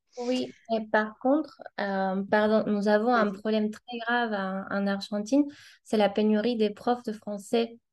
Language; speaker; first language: French; non-native, fluent; Spanish